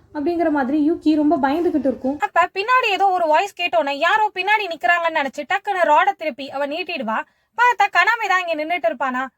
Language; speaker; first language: Tamil; native; Tamil